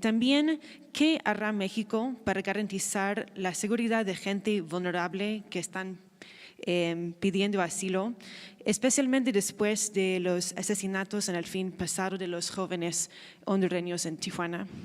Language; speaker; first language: Spanish; non-native, fluent; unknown